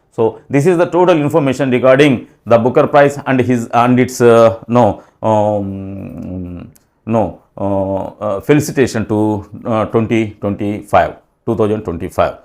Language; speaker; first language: English; non-native, local second language; Telugu